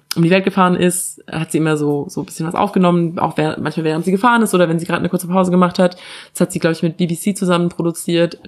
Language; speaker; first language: German; native; German